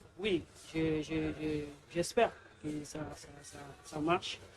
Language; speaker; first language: French; non-native, learner; Portuguese